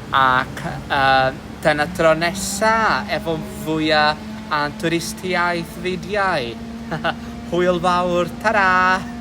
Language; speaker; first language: Welsh; non-native, learner; English